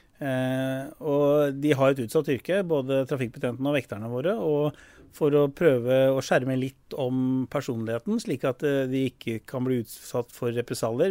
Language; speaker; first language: Norwegian; native; Norwegian